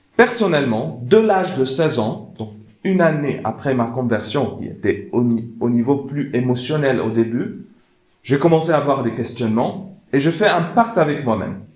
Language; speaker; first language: French; non-native, fluent; Arabic